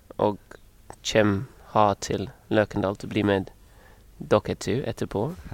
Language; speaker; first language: Norwegian; non-native, learner; English